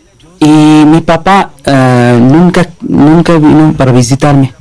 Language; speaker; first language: Spanish; non-native, learner; Bangla